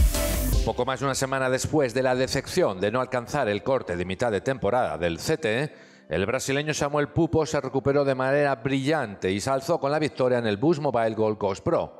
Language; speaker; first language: Spanish; native; Spanish